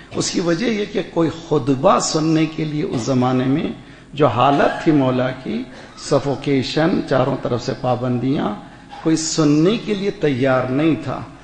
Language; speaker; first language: Urdu; native; Urdu